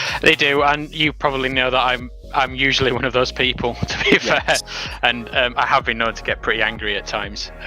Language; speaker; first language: English; native; English